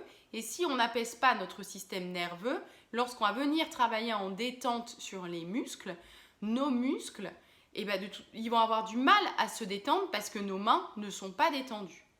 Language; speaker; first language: French; native; French